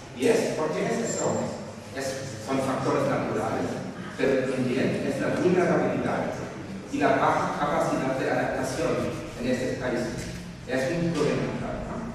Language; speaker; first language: Spanish; non-native, fluent; German